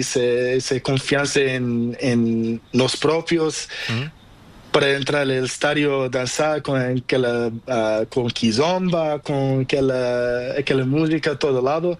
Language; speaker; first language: Spanish; non-native, learner; Portuguese